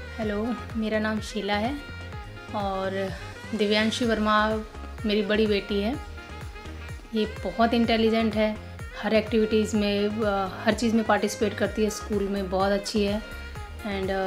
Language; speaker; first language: Hindi; native; Hindi